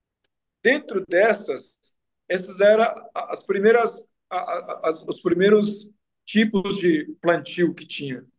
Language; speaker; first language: Portuguese; non-native, local second language; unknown